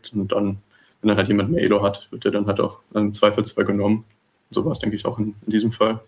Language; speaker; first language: German; native; German